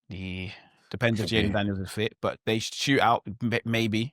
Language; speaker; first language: English; native; English